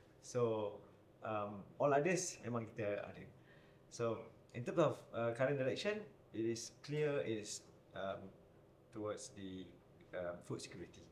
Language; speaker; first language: English; non-native, local second language; Malay